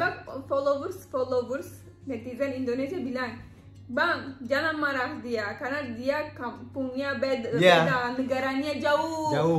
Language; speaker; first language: Indonesian; non-native, learner; Turkish